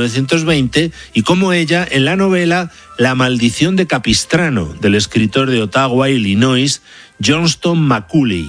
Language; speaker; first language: Spanish; native; Spanish